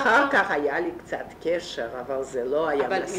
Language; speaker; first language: Hebrew; non-native, fluent; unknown